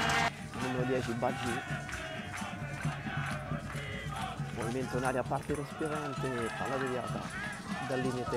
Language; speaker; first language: Italian; native; Italian